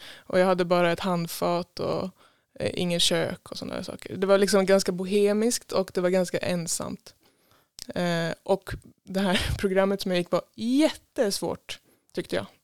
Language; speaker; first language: Swedish; native; Swedish